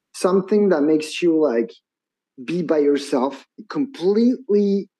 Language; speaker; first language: English; non-native, fluent; French